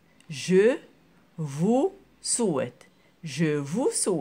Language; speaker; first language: French; non-native, local second language; Arabic